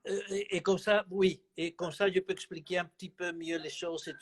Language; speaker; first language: French; non-native, fluent; Spanish